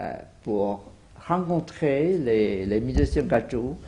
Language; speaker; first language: French; non-native, fluent; Vietnamese